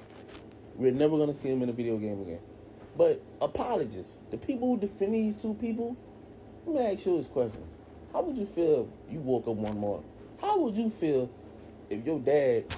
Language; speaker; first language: English; native; English